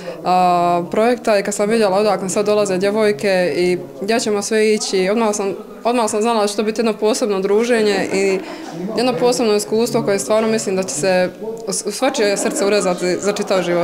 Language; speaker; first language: Bosnian; native; Bosnian